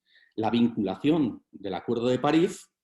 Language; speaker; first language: Spanish; native; Spanish